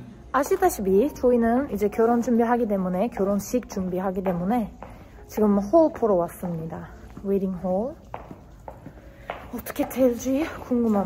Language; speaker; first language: Korean; non-native, fluent; Turkish